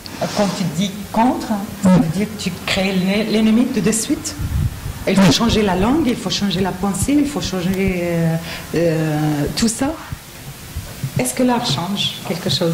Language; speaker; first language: French; non-native, learner; Arabic